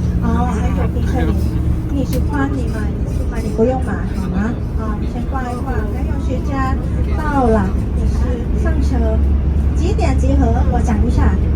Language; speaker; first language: Chinese; non-native, learner; Thai